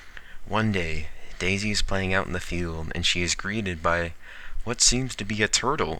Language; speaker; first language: English; native; English